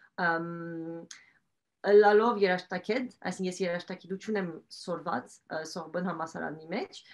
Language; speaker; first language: Armenian; early bilingual, heritage; Armenian